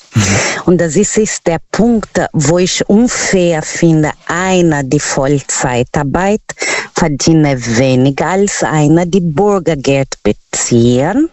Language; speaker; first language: German; non-native, learner; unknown